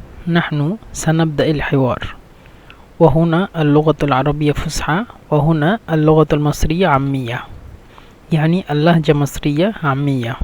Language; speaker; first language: Arabic; non-native, fluent; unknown